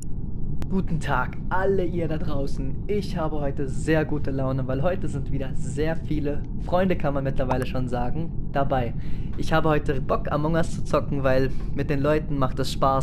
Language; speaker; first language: German; native; German